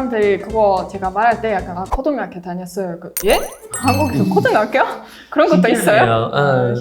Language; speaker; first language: Korean; non-native, learner; Estonian